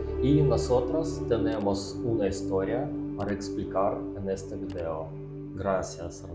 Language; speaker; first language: Spanish; non-native, learner; Russian